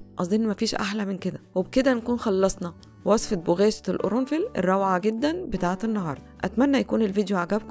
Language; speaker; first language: Arabic; native; Arabic